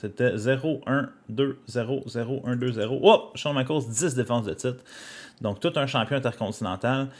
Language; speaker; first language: French; native; French